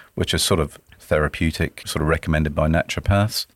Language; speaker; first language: English; native; English